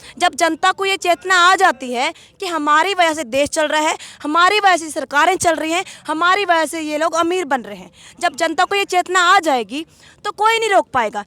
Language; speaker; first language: Hindi; non-native, local second language; Punjabi